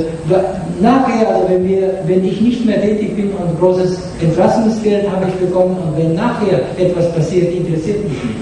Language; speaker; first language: German; non-native, fluent; Japanese